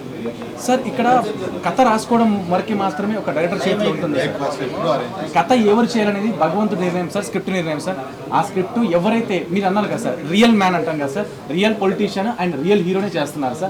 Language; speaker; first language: Telugu; native; Telugu